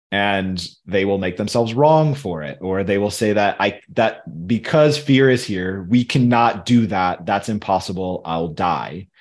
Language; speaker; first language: English; native; English